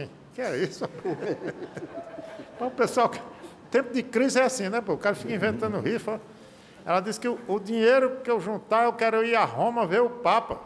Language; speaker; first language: Portuguese; native; Portuguese